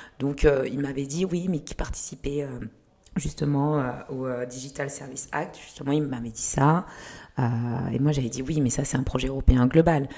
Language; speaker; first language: French; early bilingual, other home language; Kinyarwanda